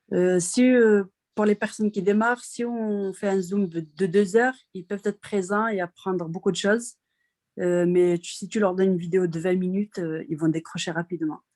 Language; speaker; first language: French; non-native, local second language; Arabic